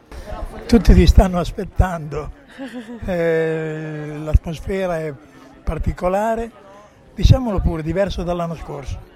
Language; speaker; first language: Italian; native; Italian